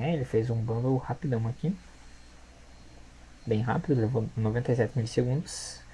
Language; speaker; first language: Portuguese; native; Portuguese